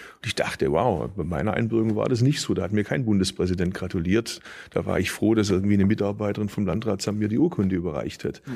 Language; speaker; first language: German; early bilingual, other home language; Turkish